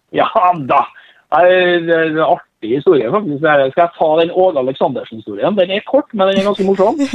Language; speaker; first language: Norwegian; native; Norwegian